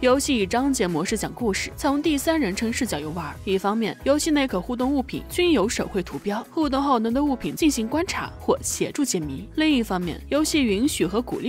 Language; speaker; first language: Chinese; native; Chinese